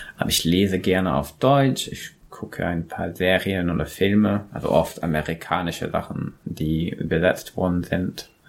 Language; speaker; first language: German; non-native, fluent; English